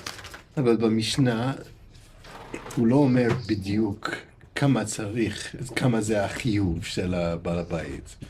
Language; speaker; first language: Hebrew; non-native, fluent; English